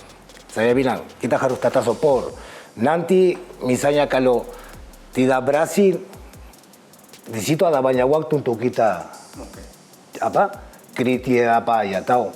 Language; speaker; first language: Indonesian; non-native, fluent; Spanish